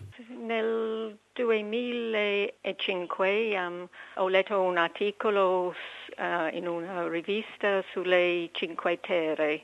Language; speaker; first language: Italian; non-native, learner; English